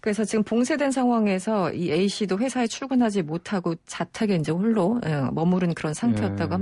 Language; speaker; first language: Korean; native; Korean